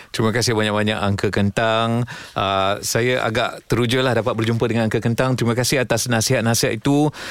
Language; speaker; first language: Malay; non-native, local second language; Tamil